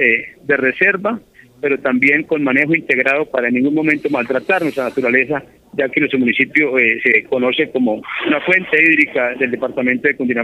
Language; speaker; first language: Spanish; native; Spanish